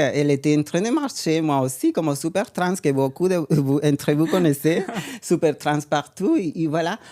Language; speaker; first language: French; non-native, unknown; Spanish